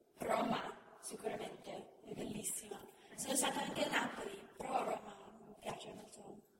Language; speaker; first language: Italian; non-native, learner; English